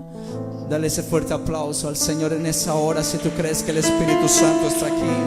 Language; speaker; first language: Spanish; native; Spanish